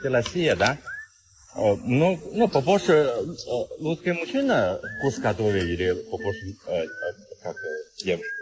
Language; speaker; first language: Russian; non-native, learner; Chinese